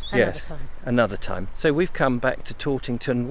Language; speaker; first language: English; native; English